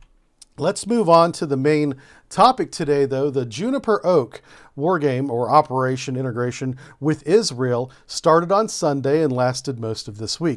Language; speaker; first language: English; native; English